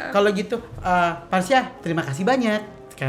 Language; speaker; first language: Indonesian; native; Indonesian